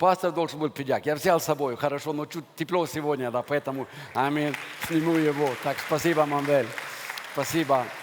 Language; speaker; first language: Russian; non-native, fluent; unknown